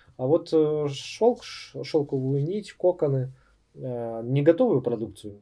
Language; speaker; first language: Russian; native; Russian